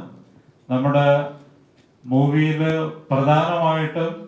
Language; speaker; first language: Malayalam; native; Malayalam